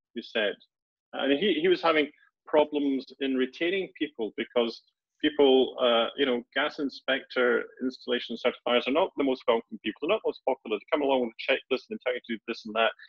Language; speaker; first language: English; native; English